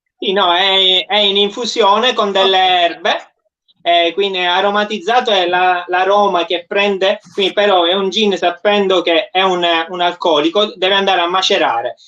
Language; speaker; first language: Italian; native; Italian